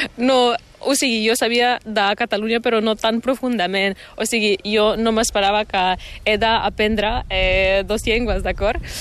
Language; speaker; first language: Catalan; non-native, fluent; Ukrainian